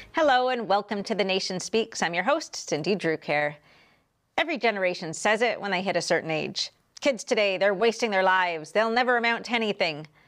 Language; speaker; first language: English; native; English